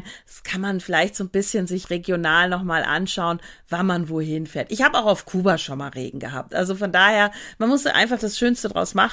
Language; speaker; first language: German; native; German